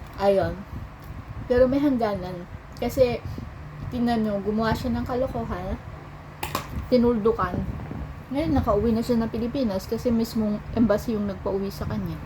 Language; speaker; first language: Filipino; native; Filipino